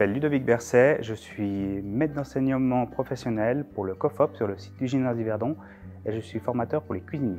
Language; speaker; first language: French; native; French